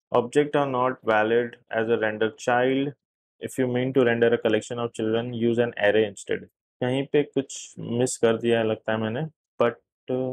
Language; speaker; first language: Hindi; native; Hindi